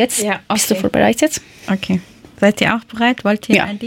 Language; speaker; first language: German; early bilingual, other home language; Turkish